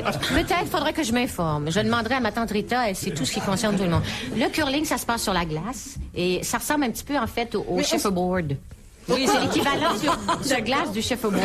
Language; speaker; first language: French; native; French